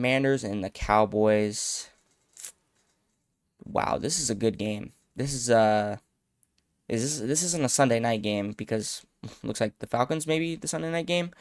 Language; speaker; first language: English; native; English